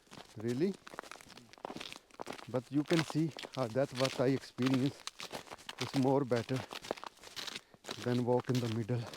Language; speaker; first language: English; non-native, learner; Hindi